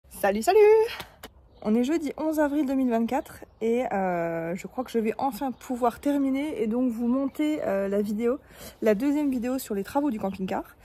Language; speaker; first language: French; native; French